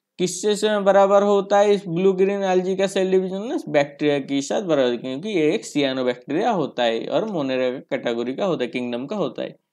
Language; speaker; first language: Hindi; non-native, local second language; Bangla